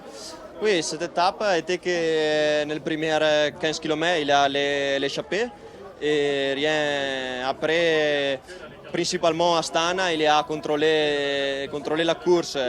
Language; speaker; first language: French; non-native, learner; Italian